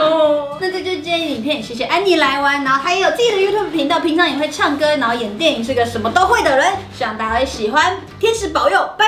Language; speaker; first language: Chinese; native; Chinese